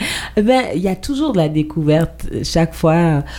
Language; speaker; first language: French; native; French